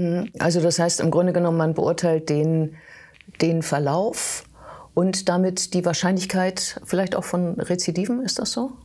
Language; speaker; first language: German; native; German